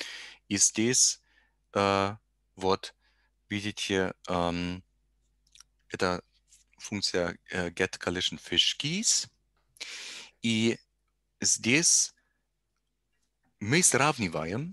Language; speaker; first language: Russian; non-native, learner; German